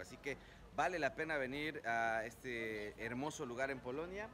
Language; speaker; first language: Spanish; native; Spanish